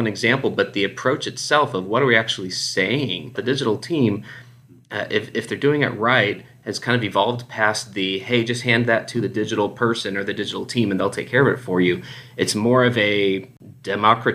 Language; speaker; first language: English; native; English